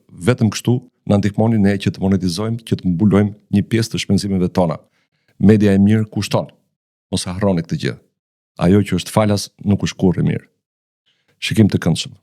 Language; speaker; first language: Albanian; native; Albanian